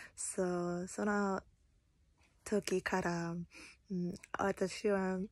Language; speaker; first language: Japanese; non-native, learner; English